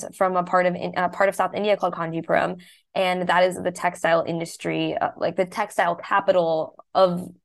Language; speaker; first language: English; early bilingual, other home language; Hindi